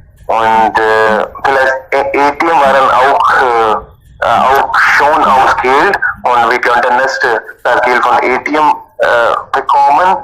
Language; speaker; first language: German; non-native, learner; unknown